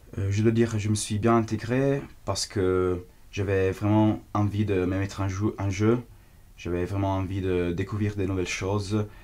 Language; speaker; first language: French; non-native, fluent; Italian